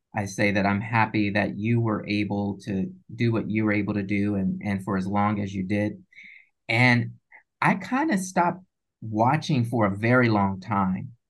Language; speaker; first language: English; native; English